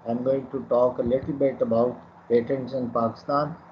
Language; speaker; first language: English; non-native, local second language; Urdu